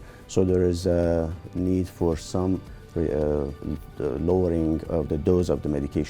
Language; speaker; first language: English; non-native, fluent; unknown